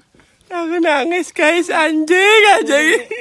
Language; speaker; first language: Indonesian; non-native, local second language; Javanese